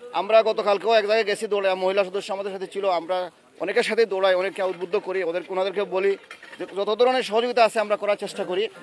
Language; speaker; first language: Bangla; native; Bangla